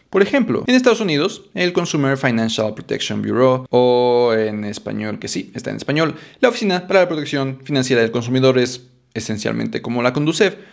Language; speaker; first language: Spanish; native; Spanish